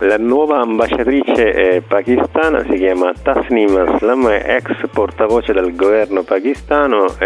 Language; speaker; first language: Italian; non-native, fluent; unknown